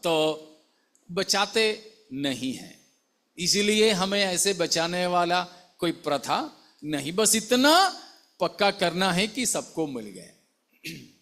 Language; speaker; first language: Hindi; non-native, local second language; Malayalam